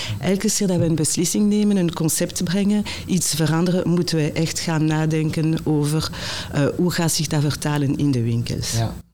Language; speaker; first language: Dutch; non-native, local second language; French